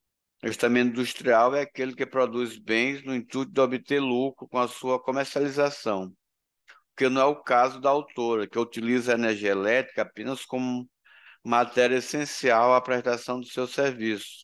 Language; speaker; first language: Portuguese; native; Portuguese